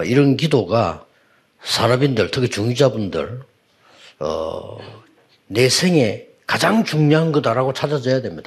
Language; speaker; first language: Korean; native; Korean